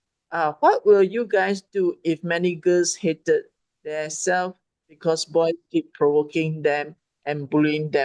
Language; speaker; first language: English; non-native, fluent; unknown